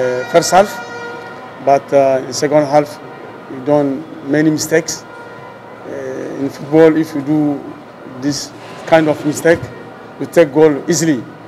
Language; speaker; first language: English; non-native, learner; French